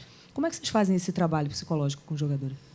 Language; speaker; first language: Portuguese; native; Portuguese